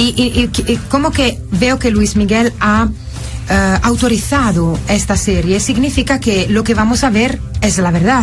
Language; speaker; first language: Spanish; non-native, fluent; Italian